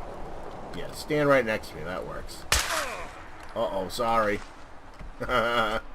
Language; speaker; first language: English; native; English